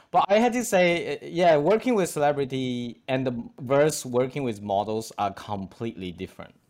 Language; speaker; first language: English; non-native, fluent; Chinese